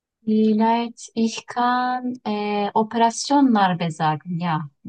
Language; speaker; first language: German; non-native, learner; Turkish